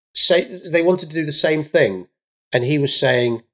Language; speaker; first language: English; early bilingual, other home language; Hindi